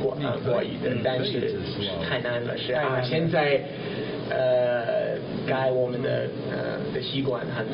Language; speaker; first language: Chinese; non-native, learner; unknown